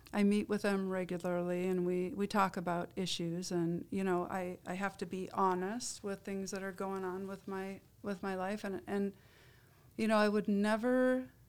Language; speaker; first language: English; native; English